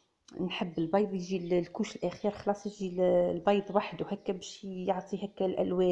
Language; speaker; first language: Arabic; native; Arabic